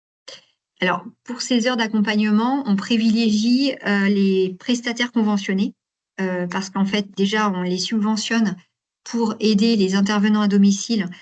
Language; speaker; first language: French; native; French